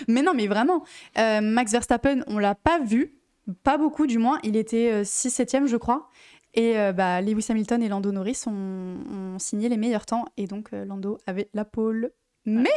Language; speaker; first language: French; native; French